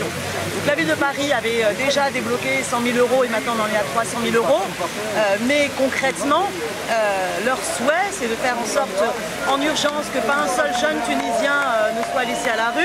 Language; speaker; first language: French; native; French